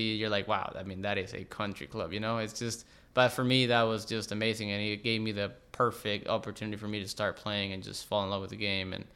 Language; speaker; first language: English; non-native, fluent; Spanish